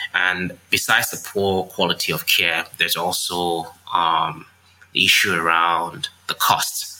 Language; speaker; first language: English; non-native, local second language; Yoruba